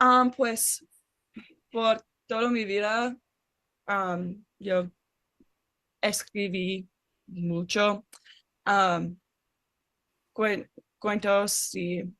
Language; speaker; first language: Spanish; non-native, fluent; English